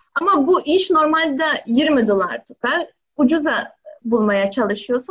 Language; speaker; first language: Turkish; non-native, learner; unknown